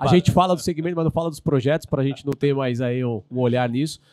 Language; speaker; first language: Portuguese; native; Portuguese